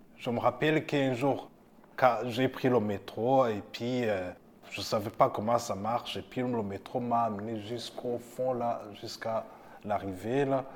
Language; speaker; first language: French; non-native, local second language; Rundi